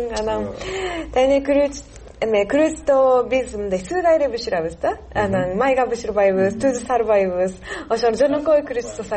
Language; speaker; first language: Kyrgyz; non-native, learner; Japanese